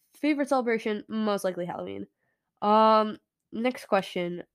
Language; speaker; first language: English; native; English